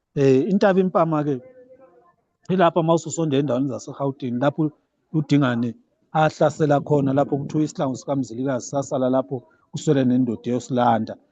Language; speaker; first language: Zulu; native; Zulu